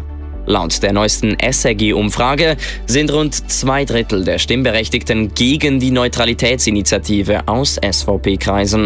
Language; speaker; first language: German; native; German